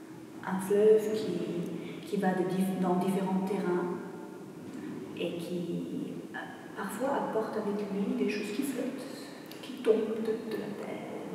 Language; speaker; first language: French; non-native, fluent; Polish